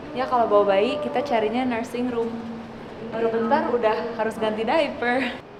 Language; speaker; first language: Indonesian; native; Indonesian